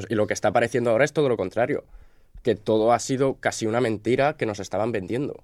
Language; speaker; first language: Spanish; native; Spanish